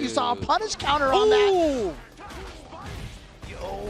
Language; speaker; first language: English; native; English